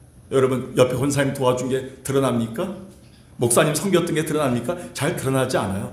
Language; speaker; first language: Korean; native; Korean